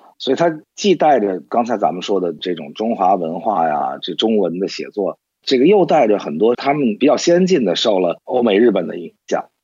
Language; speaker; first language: Chinese; native; Chinese